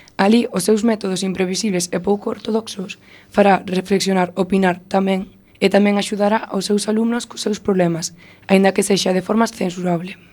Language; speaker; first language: Galician; non-native, local second language; Spanish